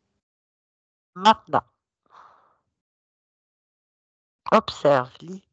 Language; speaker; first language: French; native; French